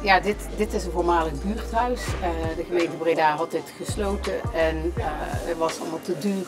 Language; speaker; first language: Dutch; native; Dutch